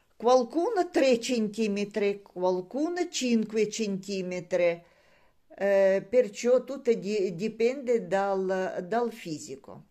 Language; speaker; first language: Italian; non-native, learner; Russian